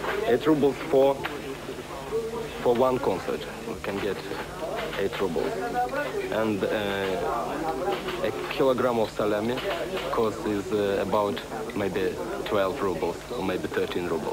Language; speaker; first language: English; non-native, fluent; Russian